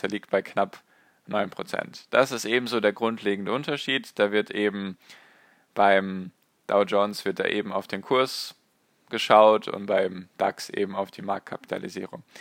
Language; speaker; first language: German; native; German